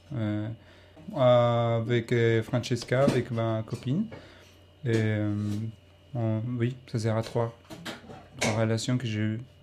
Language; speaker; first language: French; non-native, fluent; Spanish